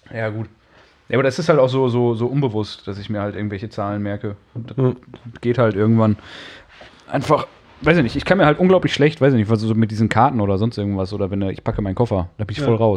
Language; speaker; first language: German; native; German